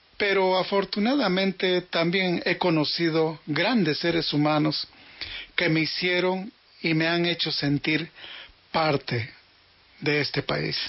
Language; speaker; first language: Spanish; native; Spanish